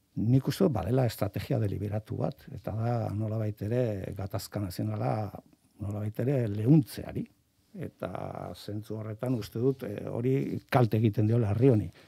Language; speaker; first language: Basque; native; Basque